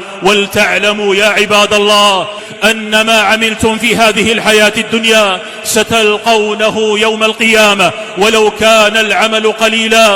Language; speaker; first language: Arabic; native; Arabic